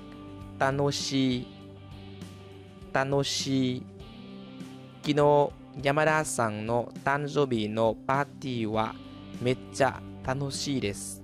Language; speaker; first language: Japanese; non-native, fluent; Vietnamese